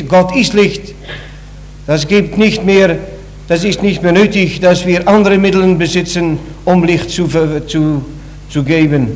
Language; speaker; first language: German; non-native, learner; Dutch